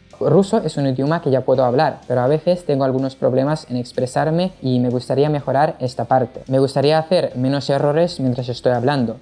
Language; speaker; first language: Spanish; non-native, fluent; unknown